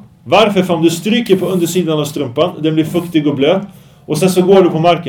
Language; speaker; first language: Swedish; early bilingual, other home language; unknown